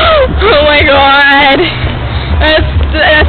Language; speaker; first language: English; native; English